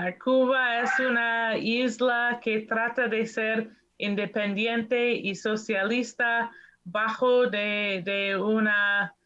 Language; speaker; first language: Spanish; non-native, learner; English